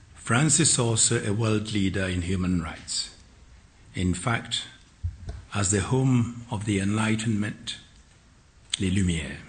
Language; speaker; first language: English; non-native, local second language; Akan